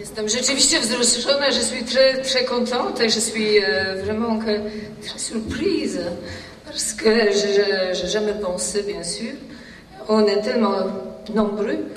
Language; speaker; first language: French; non-native, fluent; Polish